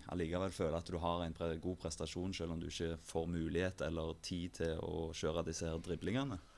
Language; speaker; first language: Norwegian; native; Norwegian